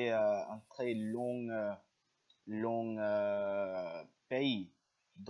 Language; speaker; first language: French; non-native, learner; English